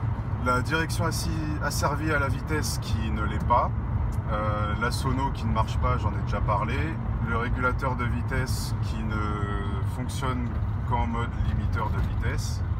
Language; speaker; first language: French; native; French